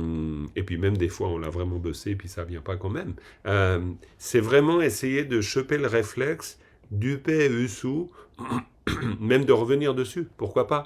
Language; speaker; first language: French; native; French